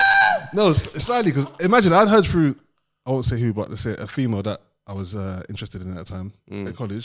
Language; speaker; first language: English; native; English